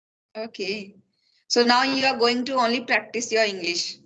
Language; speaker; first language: English; non-native, fluent; Hindi